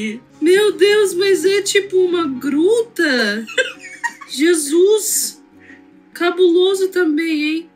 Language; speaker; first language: Portuguese; non-native, fluent; Russian